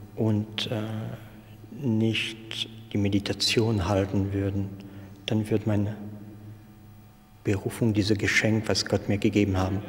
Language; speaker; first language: German; non-native, local second language; French